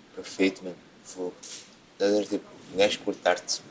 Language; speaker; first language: Portuguese; non-native, local second language; Kabuverdianu